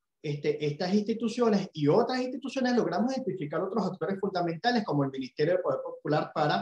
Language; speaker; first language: Spanish; native; Spanish